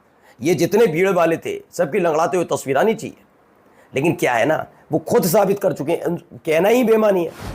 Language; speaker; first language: Hindi; native; Hindi